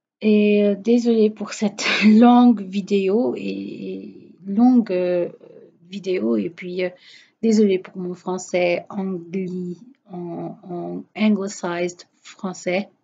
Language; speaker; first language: French; non-native, fluent; Portuguese